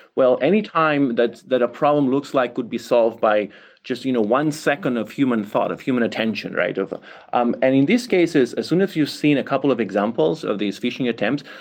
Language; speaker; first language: English; non-native, fluent; Catalan